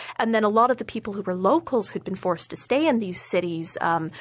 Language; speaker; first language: English; native; English